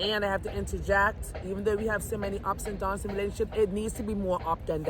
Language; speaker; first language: English; native; English